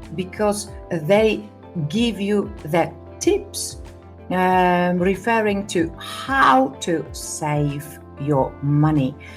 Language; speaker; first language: English; non-native, fluent; Polish